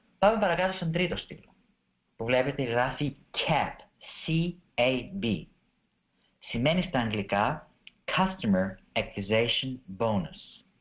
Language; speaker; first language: Greek; early bilingual, heritage; Greek